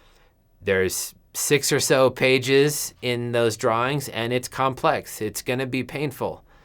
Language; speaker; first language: English; native; English